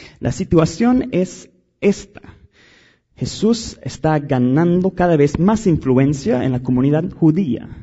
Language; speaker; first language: Spanish; non-native, fluent; English